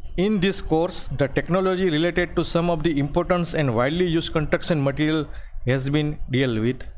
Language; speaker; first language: English; non-native, local second language; Gujarati